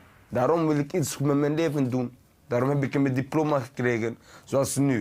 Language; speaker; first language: Dutch; early bilingual, other home language; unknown